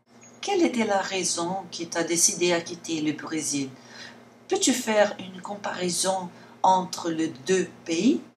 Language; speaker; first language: French; non-native, learner; Portuguese